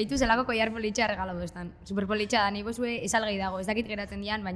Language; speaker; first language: Basque; native; Basque